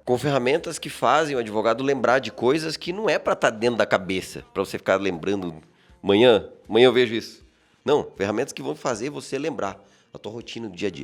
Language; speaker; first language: Portuguese; native; Portuguese